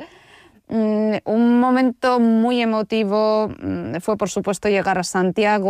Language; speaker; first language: Spanish; non-native, fluent; Polish